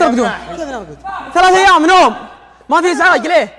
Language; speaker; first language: Arabic; native; Arabic